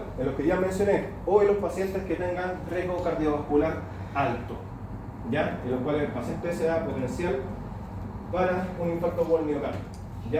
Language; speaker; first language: Spanish; native; Spanish